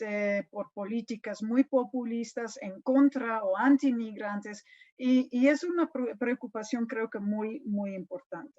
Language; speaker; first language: Spanish; non-native, fluent; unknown